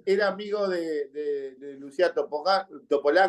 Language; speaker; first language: Spanish; native; Spanish